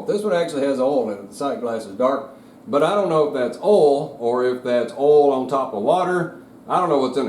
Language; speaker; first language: English; native; English